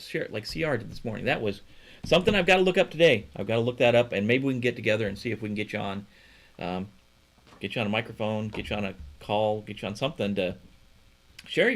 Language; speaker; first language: English; native; English